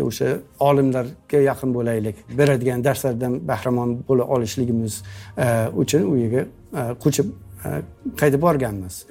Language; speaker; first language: Uzbek; non-native, fluent; English